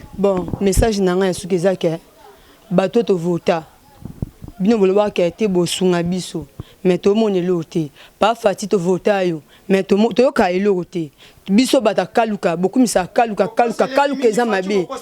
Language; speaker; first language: Lingala; native; Lingala